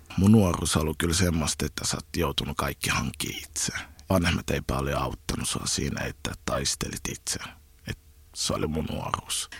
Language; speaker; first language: Finnish; early bilingual, other home language; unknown